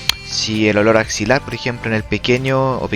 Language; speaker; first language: Spanish; native; Spanish